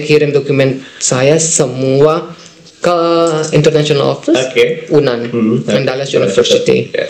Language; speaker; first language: Indonesian; non-native, fluent; Dutch